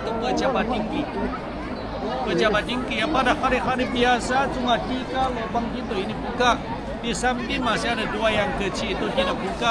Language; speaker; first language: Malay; non-native, fluent; Chinese